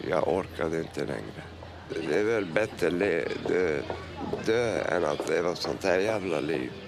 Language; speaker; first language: Swedish; non-native, fluent; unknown